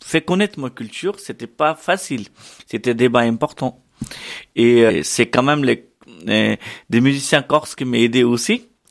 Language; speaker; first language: French; non-native, learner; Hindi